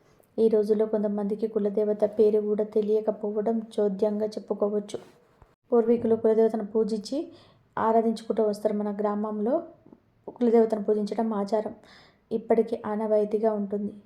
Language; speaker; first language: Telugu; native; Telugu